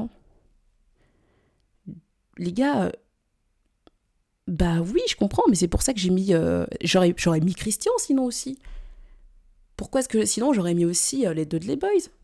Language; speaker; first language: French; native; French